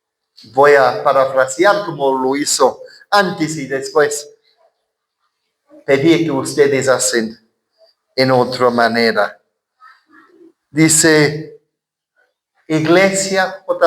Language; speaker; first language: Spanish; non-native, fluent; English